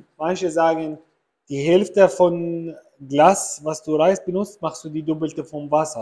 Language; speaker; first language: German; non-native, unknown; Arabic